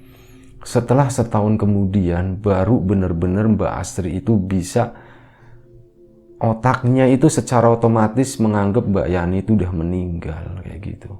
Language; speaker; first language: Indonesian; native; Indonesian